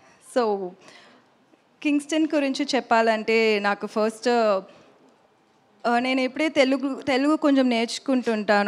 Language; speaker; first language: Telugu; non-native, learner; Tamil